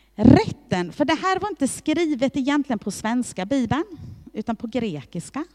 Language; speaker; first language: Swedish; native; Swedish